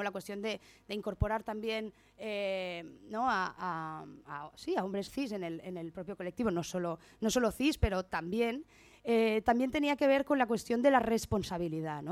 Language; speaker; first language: Spanish; native; Spanish